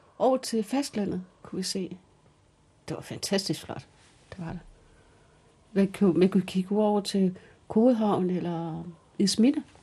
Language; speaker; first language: Danish; early bilingual, other home language; Kalaallisut